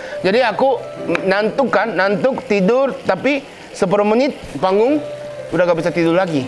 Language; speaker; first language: Indonesian; non-native, fluent; Japanese